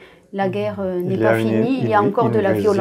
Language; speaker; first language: French; native; French